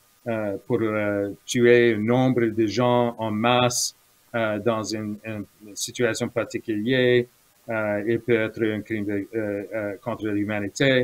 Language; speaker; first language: French; non-native, fluent; English